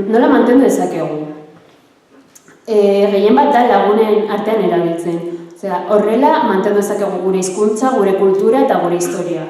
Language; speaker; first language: Basque; early bilingual, other home language; Arabic